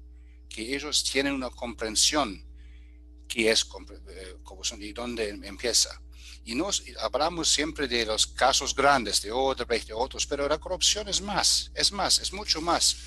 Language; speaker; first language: Spanish; non-native, fluent; German